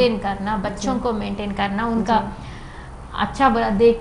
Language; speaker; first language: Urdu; non-native, local second language; Telugu